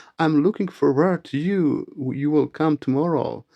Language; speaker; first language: English; non-native, learner; Turkish